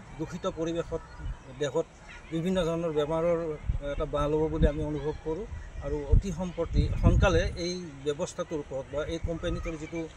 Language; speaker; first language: Assamese; native; Assamese